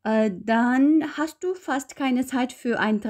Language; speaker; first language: German; non-native, fluent; Uyghur